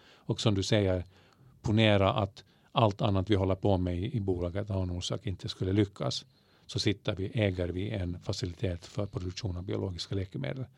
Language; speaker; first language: Swedish; native; Swedish